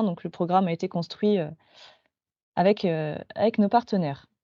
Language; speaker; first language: French; native; French